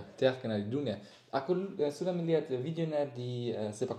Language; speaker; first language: Indonesian; non-native, learner; German